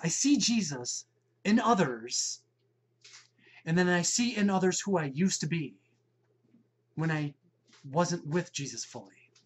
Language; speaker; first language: English; native; English